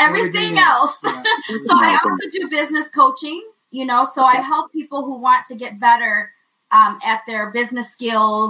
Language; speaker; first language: English; native; English